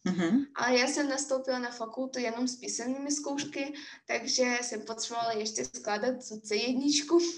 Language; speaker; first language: Czech; non-native, fluent; Russian